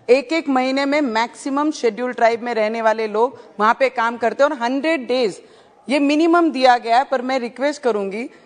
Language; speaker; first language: Hindi; non-native, local second language; Punjabi